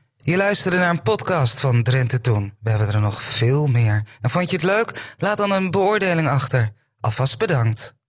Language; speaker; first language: Dutch; native; Dutch